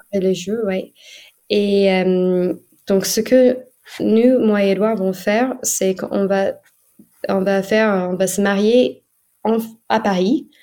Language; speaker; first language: French; non-native, fluent; English